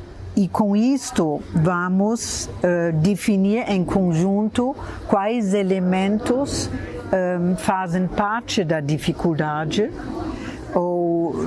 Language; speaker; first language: Portuguese; non-native, fluent; German